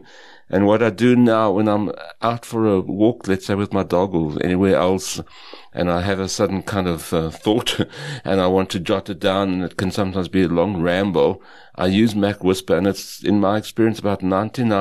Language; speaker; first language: English; native; English